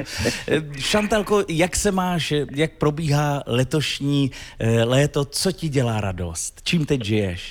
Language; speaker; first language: Czech; native; Czech